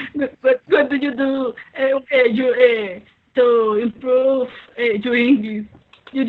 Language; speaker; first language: English; non-native, learner; Spanish